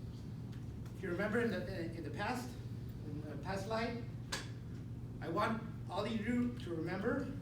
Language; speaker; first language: English; non-native, fluent; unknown